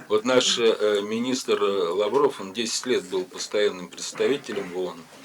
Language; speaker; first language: Russian; native; Russian